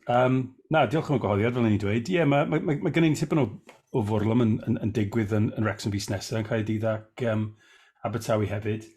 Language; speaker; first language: Welsh; non-native, local second language; English